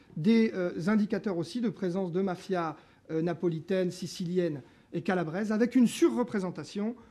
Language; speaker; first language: French; native; French